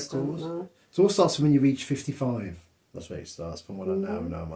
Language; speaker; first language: English; native; English